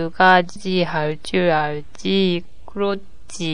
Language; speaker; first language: Korean; non-native, learner; Japanese